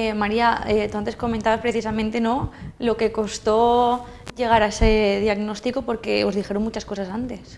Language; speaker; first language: Spanish; non-native, local second language; Catalan